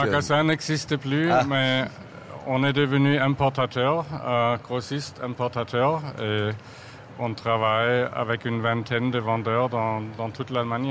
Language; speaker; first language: French; non-native, fluent; German